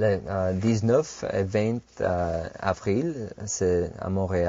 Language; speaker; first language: French; non-native, fluent; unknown